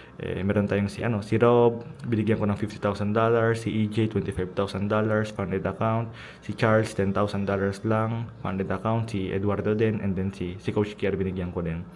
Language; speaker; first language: Filipino; early bilingual, heritage; Filipino